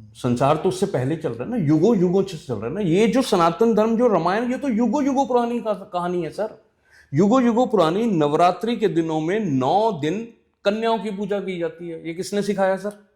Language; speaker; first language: Hindi; non-native, local second language; Punjabi